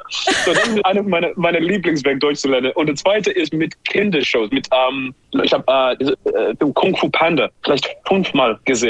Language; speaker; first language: German; non-native, learner; English